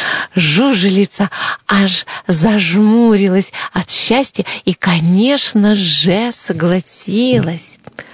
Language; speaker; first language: Russian; native; Russian